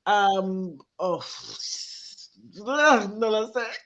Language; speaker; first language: Spanish; non-native, learner; English